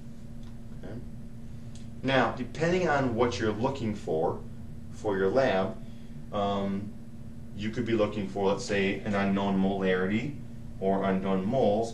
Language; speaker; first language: English; native; English